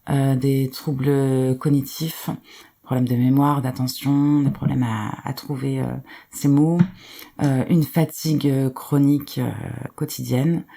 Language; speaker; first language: French; native; French